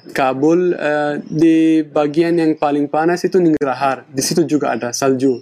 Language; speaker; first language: Indonesian; non-native, fluent; Pashto